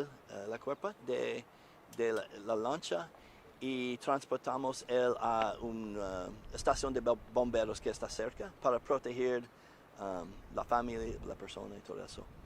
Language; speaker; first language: Spanish; non-native, learner; English